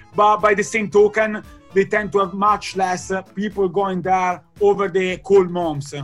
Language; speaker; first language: English; non-native, fluent; Italian